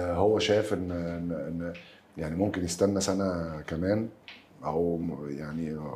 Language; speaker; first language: Arabic; native; Arabic